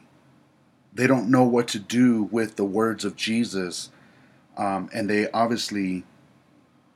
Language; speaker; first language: English; native; English